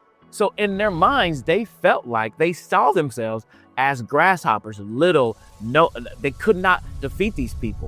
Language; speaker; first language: English; native; English